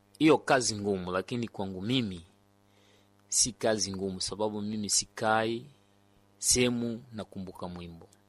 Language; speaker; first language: Swahili; non-native, local second language; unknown